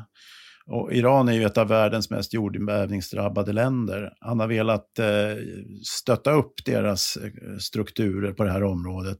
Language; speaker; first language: Swedish; native; Swedish